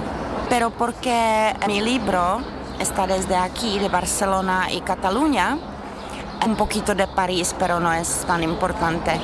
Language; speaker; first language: Spanish; non-native, learner; Czech